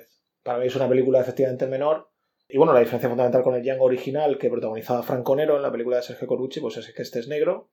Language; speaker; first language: Spanish; native; Spanish